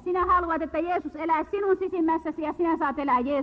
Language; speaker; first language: Finnish; native; Finnish